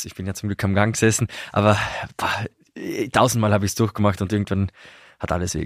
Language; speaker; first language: German; native; German